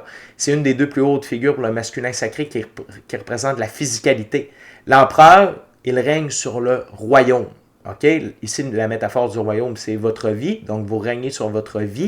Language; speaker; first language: French; native; French